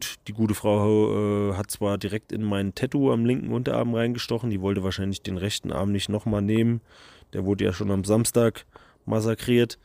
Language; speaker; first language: German; native; German